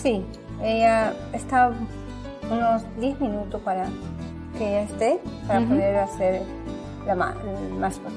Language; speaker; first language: Portuguese; non-native, learner; Spanish